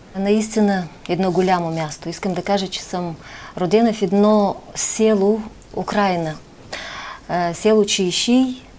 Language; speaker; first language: Bulgarian; early bilingual, heritage; Bulgarian